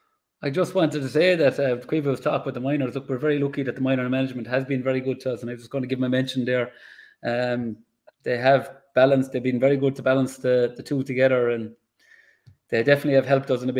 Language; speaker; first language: English; native; English